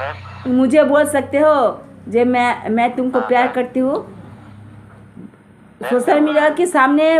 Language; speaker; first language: Hindi; non-native, local second language; Bangla